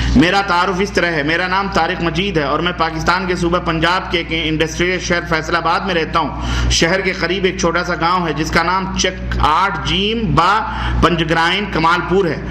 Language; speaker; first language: Urdu; native; Urdu